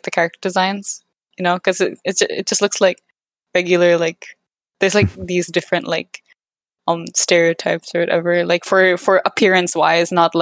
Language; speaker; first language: English; non-native, local second language; Cebuano